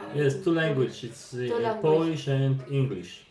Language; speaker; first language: English; non-native, learner; Polish